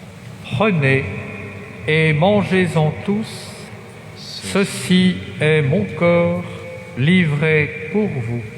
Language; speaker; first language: French; native; French